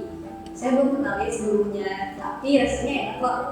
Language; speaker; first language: Indonesian; early bilingual, heritage; Indonesian